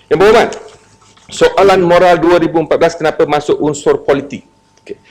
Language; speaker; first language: Malay; native; Malay